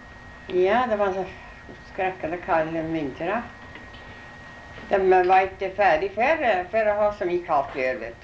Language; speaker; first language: Norwegian; early bilingual, heritage; Norwegian